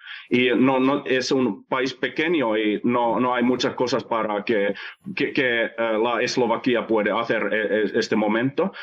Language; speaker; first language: Spanish; non-native, fluent; Finnish